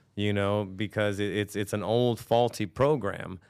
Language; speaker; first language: English; native; English